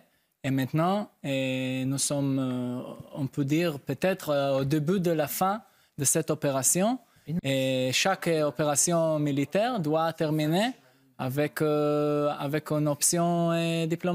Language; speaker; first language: French; non-native, fluent; Hebrew